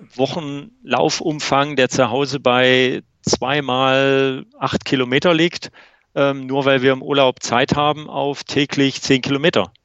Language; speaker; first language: German; native; German